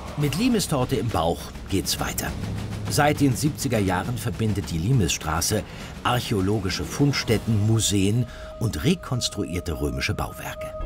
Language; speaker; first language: German; native; German